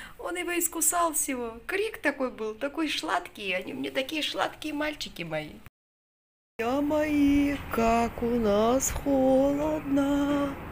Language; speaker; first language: Russian; non-native, local second language; Georgian